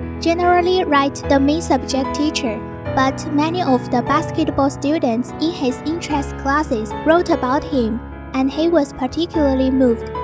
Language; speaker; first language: English; non-native, learner; Chinese